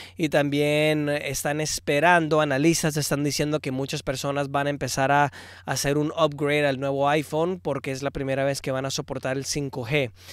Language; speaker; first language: Spanish; early bilingual, heritage; Spanish